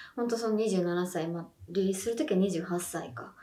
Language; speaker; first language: Japanese; native; Japanese